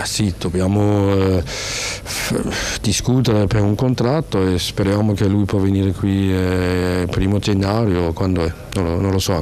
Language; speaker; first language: Italian; non-native, learner; Danish